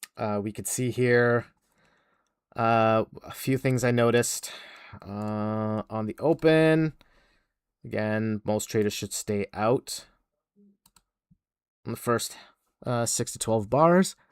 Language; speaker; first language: English; native; English